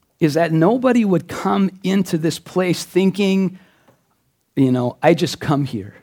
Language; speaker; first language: English; native; English